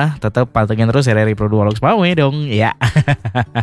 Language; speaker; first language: Indonesian; native; Indonesian